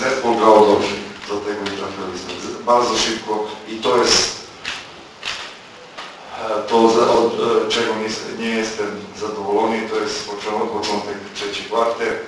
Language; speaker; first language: Polish; non-native, fluent; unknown